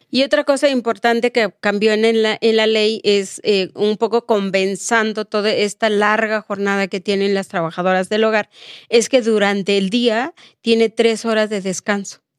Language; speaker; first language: Spanish; non-native, local second language; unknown